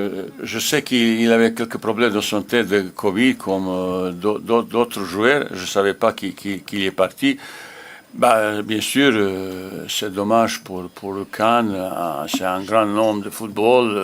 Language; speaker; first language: French; non-native, learner; Bosnian